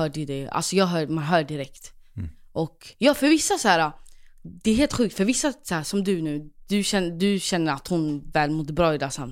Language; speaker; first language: Swedish; native; Swedish